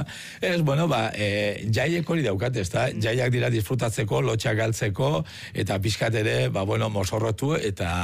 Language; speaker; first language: Basque; native; Basque